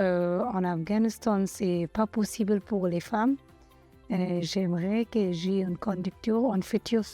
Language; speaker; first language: French; non-native, learner; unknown